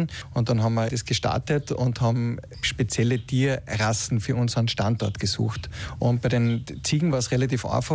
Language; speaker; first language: German; native; German